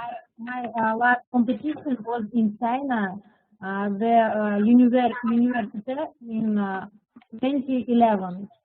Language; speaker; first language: English; non-native, learner; Russian